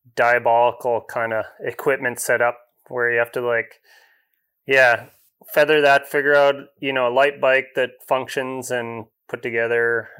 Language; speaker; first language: English; native; English